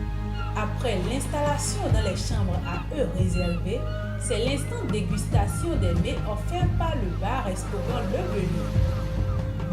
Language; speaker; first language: French; native; French